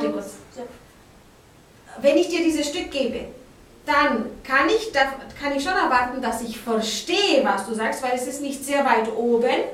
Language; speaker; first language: German; native; German